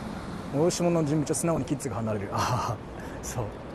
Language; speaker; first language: Japanese; native; Japanese